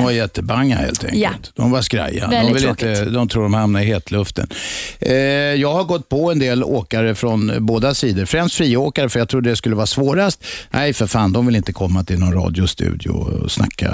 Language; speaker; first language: Swedish; native; Swedish